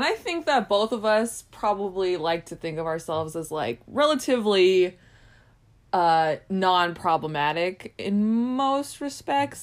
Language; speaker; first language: English; native; English